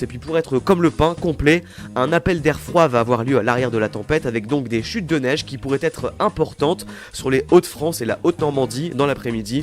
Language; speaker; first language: French; native; French